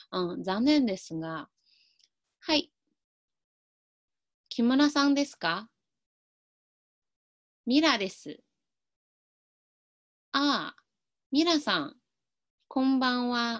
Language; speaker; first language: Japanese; non-native, fluent; Chinese